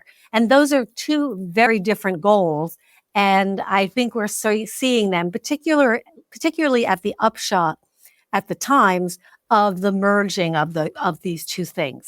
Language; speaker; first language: English; native; English